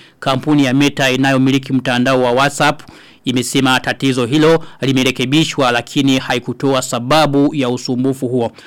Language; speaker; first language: Swahili; non-native, local second language; Rundi